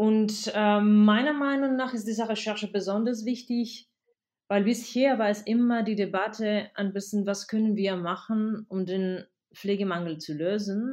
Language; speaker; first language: German; non-native, fluent; Spanish